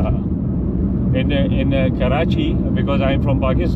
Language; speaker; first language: English; non-native, local second language; Urdu